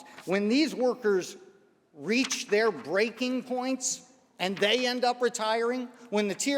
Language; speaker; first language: English; native; English